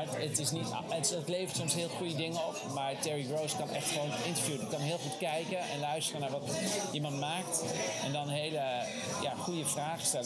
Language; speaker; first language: Dutch; native; Dutch